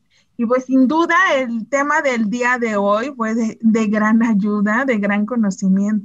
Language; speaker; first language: Spanish; native; Spanish